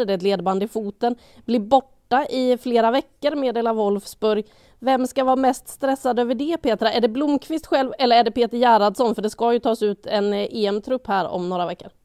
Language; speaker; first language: Swedish; native; Swedish